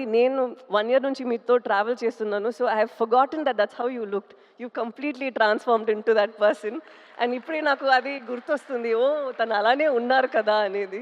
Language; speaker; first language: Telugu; non-native, local second language; Tamil